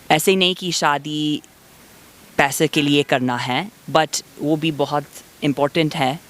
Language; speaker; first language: Hindi; non-native, fluent; English